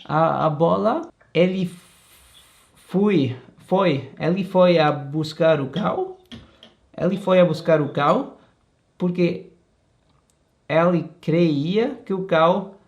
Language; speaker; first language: Portuguese; non-native, learner; Spanish